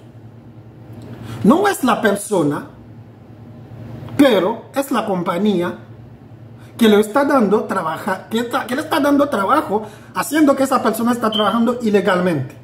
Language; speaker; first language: Spanish; non-native, fluent; Haitian Creole